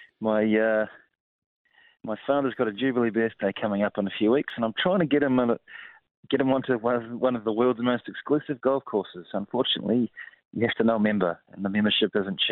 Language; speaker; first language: English; native; English